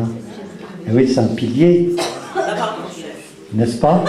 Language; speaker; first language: French; native; French